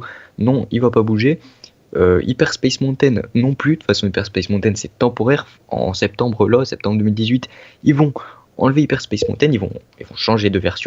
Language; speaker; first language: French; native; French